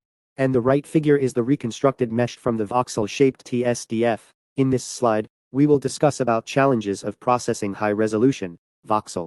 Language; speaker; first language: English; non-native, fluent; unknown